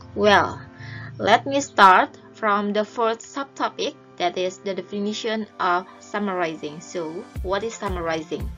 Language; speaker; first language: English; non-native, fluent; Indonesian